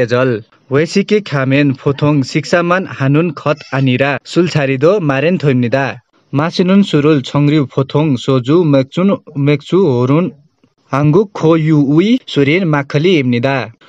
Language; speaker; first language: Korean; non-native, learner; Nepali